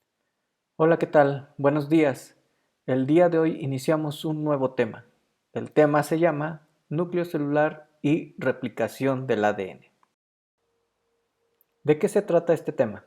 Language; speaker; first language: Spanish; native; Spanish